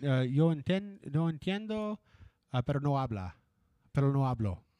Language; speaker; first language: Spanish; early bilingual, heritage; Spanish